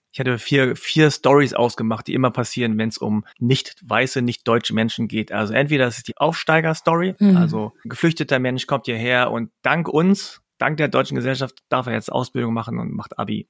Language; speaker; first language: German; early bilingual, other home language; Korean